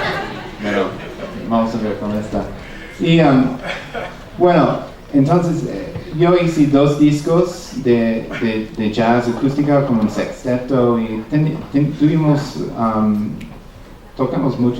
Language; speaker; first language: Spanish; non-native, fluent; English